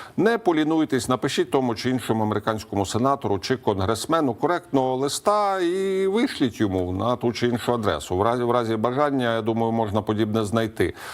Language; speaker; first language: Ukrainian; native; Ukrainian